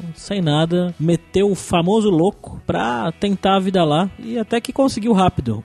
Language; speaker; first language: Portuguese; native; Portuguese